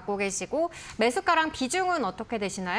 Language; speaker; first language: Korean; native; Korean